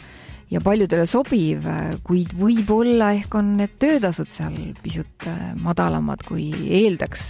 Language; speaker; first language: Estonian; native; Estonian